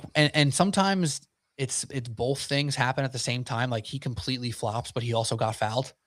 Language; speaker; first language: English; native; English